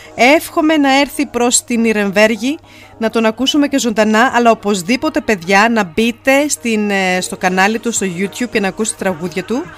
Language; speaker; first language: Greek; native; Greek